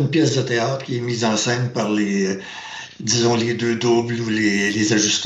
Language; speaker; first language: French; native; French